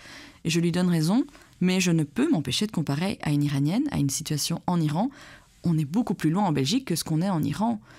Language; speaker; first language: French; early bilingual, other home language; Persian